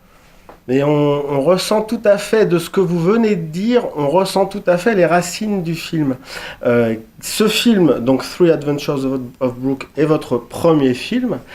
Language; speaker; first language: French; native; French